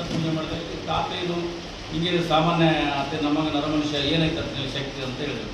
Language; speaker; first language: Kannada; native; Kannada